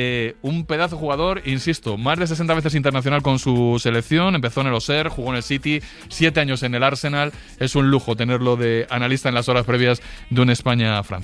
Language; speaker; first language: Spanish; native; Spanish